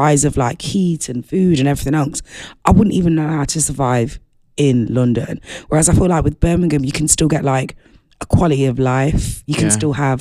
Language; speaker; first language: English; native; English